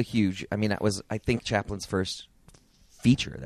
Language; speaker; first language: English; native; English